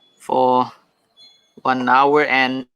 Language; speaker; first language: English; non-native, fluent; Thai